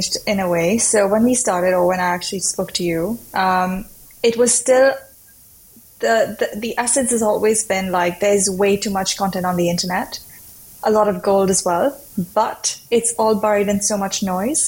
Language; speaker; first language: English; non-native, local second language; Hindi